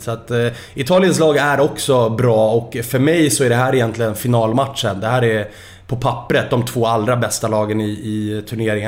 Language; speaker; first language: Swedish; native; Swedish